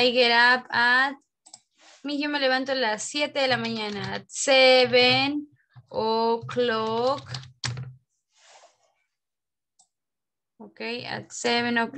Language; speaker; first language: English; non-native, fluent; Spanish